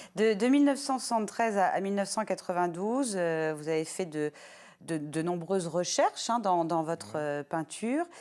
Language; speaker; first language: French; native; French